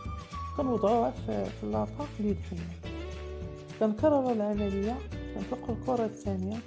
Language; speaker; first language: Arabic; native; Arabic